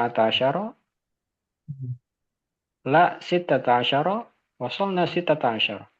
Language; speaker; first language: Arabic; non-native, fluent; Indonesian